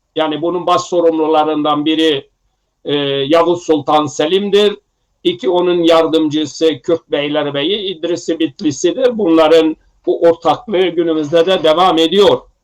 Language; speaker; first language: Turkish; non-native, local second language; Zaza